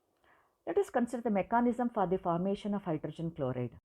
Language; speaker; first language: English; non-native, local second language; Kannada